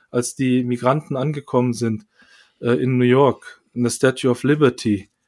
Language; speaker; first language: German; early bilingual, other home language; Korean